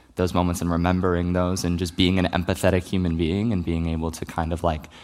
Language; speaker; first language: English; native; English